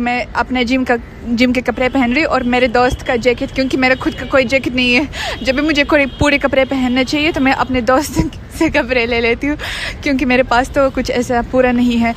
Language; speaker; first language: Hindi; non-native, fluent; Russian